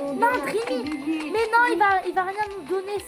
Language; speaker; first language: French; native; French